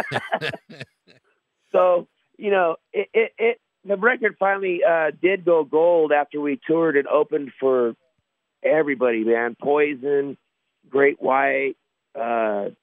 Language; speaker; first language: English; native; English